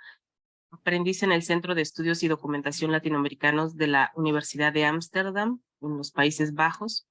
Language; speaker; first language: Spanish; native; Spanish